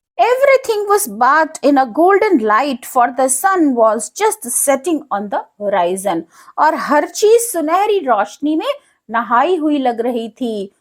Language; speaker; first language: Hindi; native; Hindi